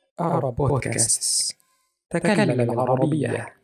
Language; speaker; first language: Arabic; non-native, fluent; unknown